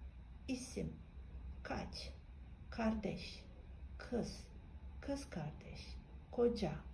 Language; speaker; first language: Turkish; non-native, fluent; Kazakh